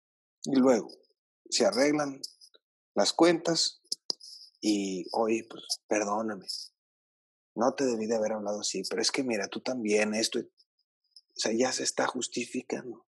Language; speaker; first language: Spanish; native; Spanish